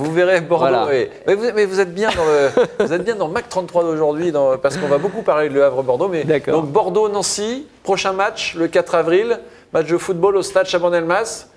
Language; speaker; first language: French; native; French